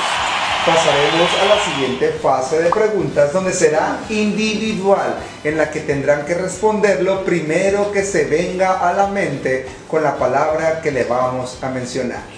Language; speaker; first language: Spanish; native; Spanish